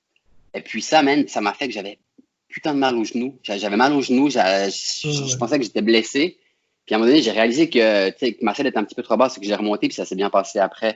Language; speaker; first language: French; native; French